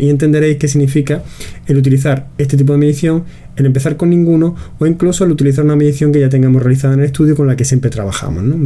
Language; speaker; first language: Spanish; native; Spanish